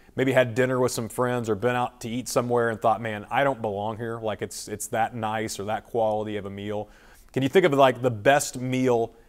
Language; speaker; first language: English; native; English